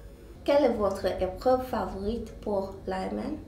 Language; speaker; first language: French; non-native, learner; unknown